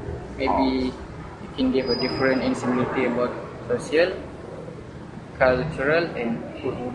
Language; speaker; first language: English; non-native, learner; Malay